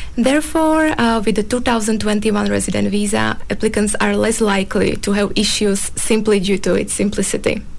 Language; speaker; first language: English; non-native, fluent; Slovak